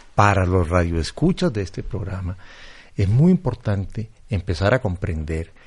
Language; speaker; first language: Spanish; native; Spanish